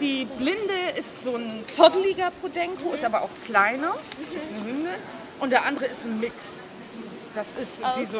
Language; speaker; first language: German; native; German